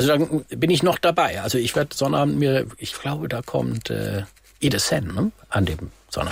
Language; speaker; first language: German; native; German